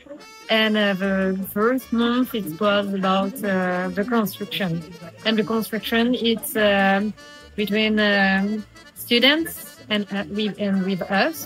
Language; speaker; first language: English; non-native, learner; French